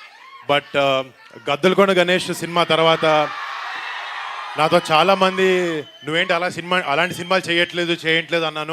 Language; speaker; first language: Telugu; native; Telugu